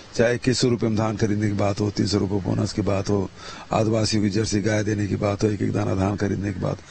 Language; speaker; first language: Hindi; native; Hindi